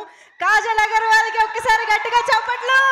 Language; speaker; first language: Telugu; native; Telugu